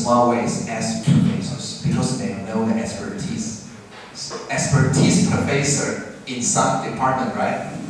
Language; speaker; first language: English; non-native, fluent; Chinese